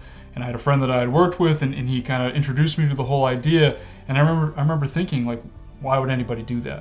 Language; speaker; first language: English; native; English